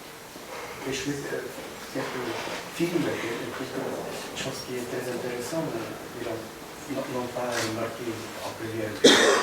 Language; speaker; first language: French; non-native, fluent; Bulgarian